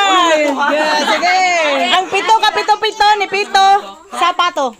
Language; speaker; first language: Cebuano; native; Cebuano